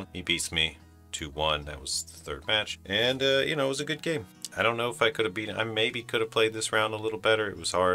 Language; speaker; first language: English; native; English